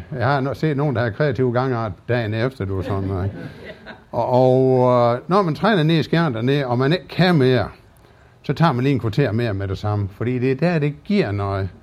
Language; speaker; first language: Danish; native; Danish